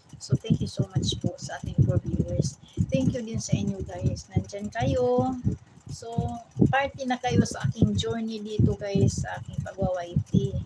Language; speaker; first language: Filipino; non-native, local second language; Cebuano